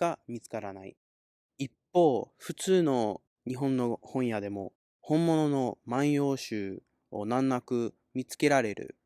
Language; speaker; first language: Japanese; non-native, learner; English